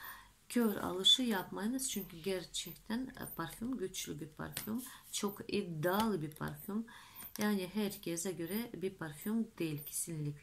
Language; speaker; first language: Turkish; non-native, fluent; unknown